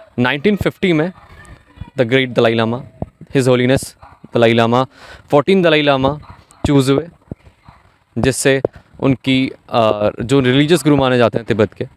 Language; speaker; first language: Hindi; native; Hindi